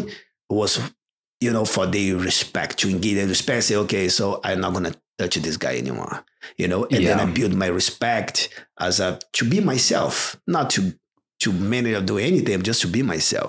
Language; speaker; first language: English; non-native, fluent; Portuguese